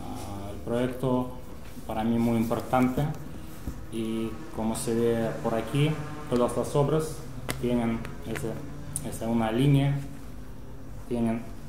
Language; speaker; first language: Spanish; non-native, fluent; Russian